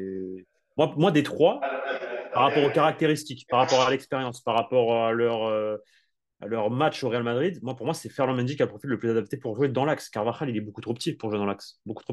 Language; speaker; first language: French; native; French